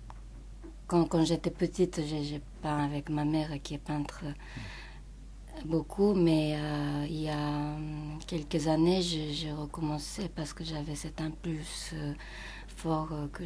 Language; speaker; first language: French; non-native, fluent; Japanese